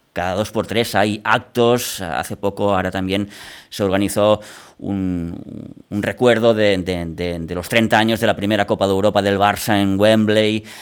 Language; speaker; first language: Spanish; non-native, local second language; Catalan